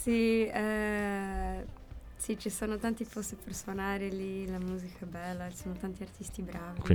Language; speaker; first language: Italian; non-native, fluent; Portuguese